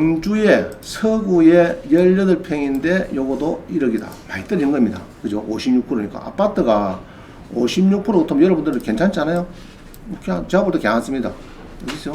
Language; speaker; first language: Korean; native; Korean